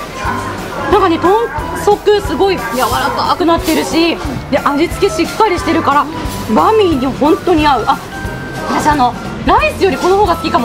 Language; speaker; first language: Japanese; native; Japanese